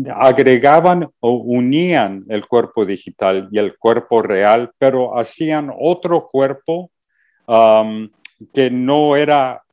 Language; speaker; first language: Spanish; early bilingual, heritage; Spanish